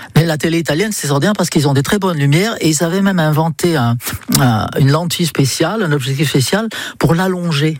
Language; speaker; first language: French; non-native, fluent; English